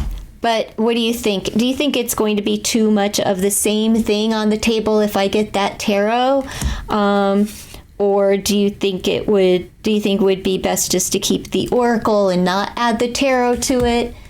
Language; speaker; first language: English; native; English